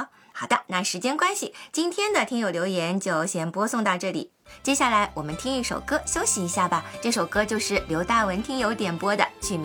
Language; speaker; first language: Chinese; native; Chinese